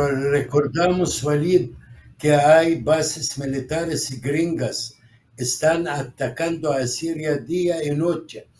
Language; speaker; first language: Spanish; non-native, fluent; Arabic